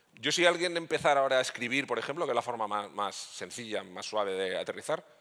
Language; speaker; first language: Spanish; native; Spanish